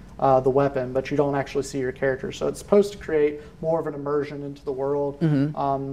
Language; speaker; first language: English; native; English